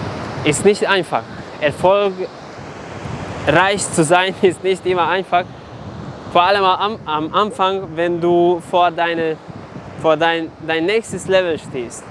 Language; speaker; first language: German; non-native, fluent; Serbian